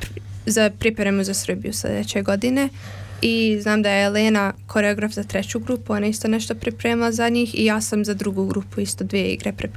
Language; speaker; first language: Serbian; early bilingual, heritage; Serbian